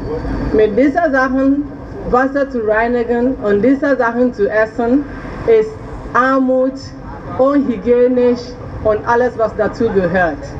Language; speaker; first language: German; non-native, fluent; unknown